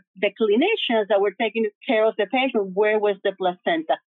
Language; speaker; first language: English; early bilingual, other home language; Spanish